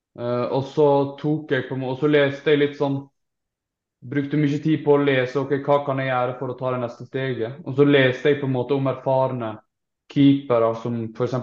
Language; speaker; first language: Norwegian; native; Norwegian